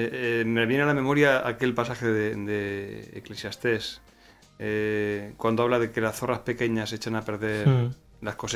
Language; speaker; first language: Spanish; native; Spanish